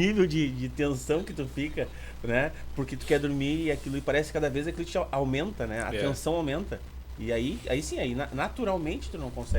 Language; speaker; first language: Portuguese; native; Portuguese